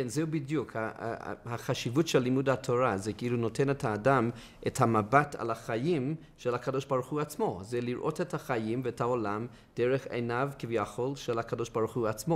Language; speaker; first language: Hebrew; non-native, fluent; English